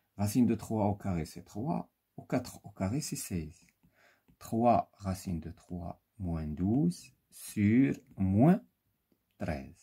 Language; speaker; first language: French; non-native, local second language; Arabic